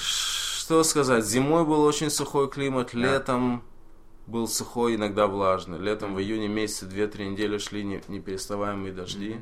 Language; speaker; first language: Russian; early bilingual, heritage; Russian